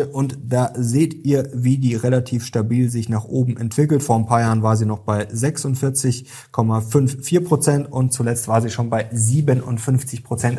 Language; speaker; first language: German; native; German